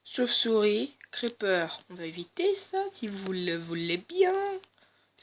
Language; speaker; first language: French; native; French